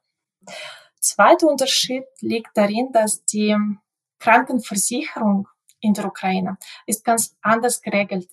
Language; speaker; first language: German; non-native, local second language; Ukrainian